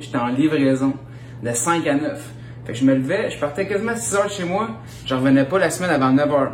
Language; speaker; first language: French; native; French